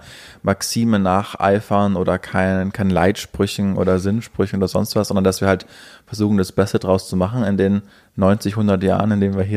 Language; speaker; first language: German; native; German